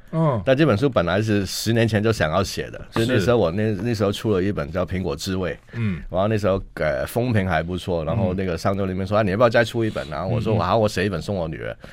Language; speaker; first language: Chinese; non-native, local second language; Cantonese